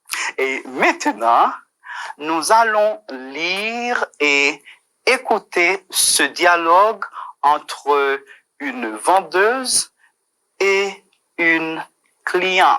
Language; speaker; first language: French; non-native, fluent; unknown